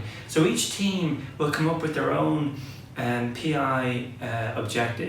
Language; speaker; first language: English; native; English